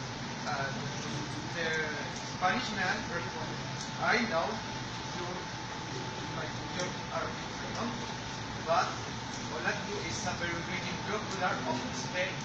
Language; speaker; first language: English; non-native, learner; Spanish